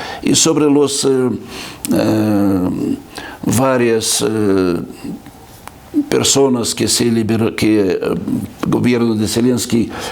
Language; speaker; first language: Spanish; non-native, fluent; Russian